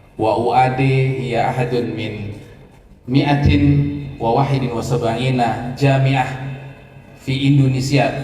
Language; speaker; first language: Arabic; non-native, fluent; Indonesian